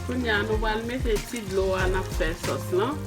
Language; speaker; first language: French; non-native, learner; Haitian Creole